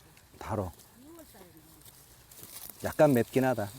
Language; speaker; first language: Korean; native; Korean